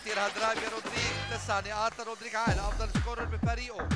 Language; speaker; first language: Arabic; native; Arabic